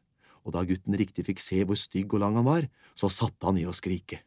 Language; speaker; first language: Norwegian; native; Norwegian